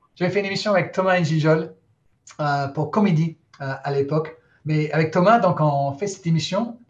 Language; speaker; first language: French; non-native, fluent; English